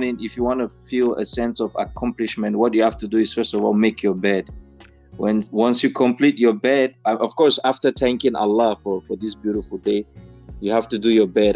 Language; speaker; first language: English; non-native, local second language; Fula